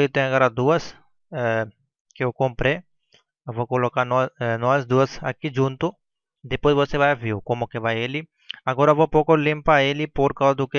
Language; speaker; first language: Portuguese; non-native, learner; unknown